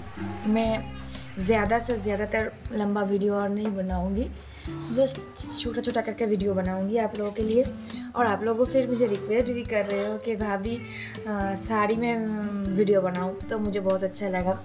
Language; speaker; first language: Hindi; non-native, local second language; Bangla